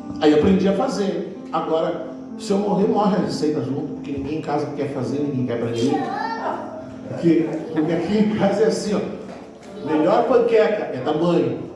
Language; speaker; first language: Portuguese; native; Portuguese